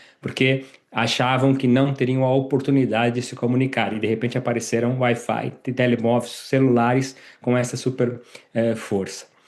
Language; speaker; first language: Portuguese; native; Portuguese